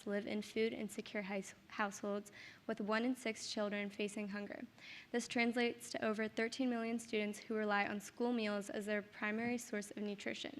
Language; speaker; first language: English; native; English